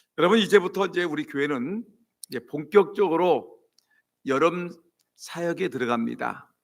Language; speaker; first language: Korean; native; Korean